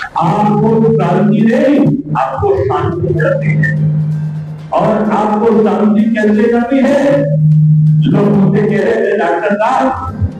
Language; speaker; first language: Hindi; native; Hindi